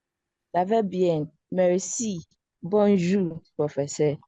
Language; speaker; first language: French; non-native, learner; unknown